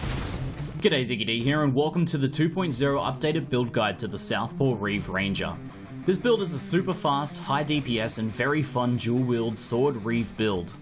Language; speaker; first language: English; native; English